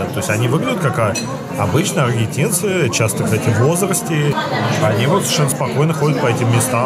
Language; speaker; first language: Russian; native; Russian